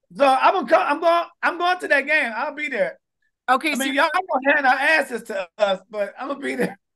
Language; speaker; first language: English; native; English